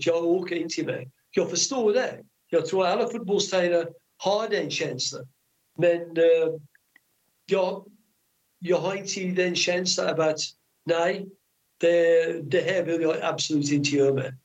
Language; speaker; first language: Swedish; non-native, fluent; English